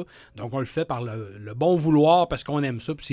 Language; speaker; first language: French; native; French